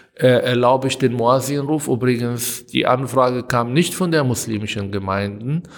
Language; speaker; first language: German; non-native, fluent; Hebrew